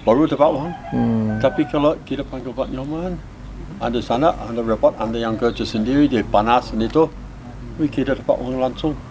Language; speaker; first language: Indonesian; non-native, learner; English